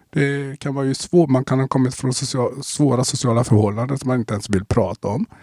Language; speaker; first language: Swedish; early bilingual, other home language; Gusii